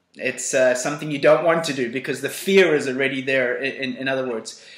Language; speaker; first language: English; native; English